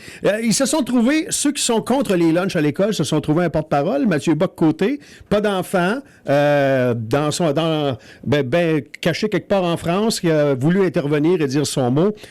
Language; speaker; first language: French; native; French